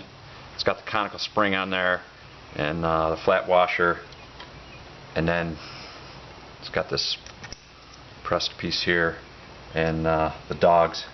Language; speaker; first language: English; native; English